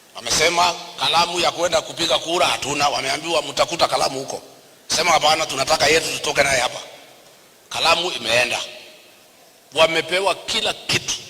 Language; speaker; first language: Swahili; non-native, local second language; Kikuyu